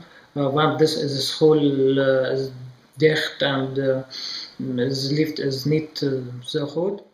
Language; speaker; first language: Dutch; non-native, learner; Arabic